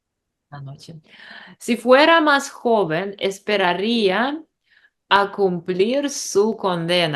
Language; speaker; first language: Spanish; non-native, learner; English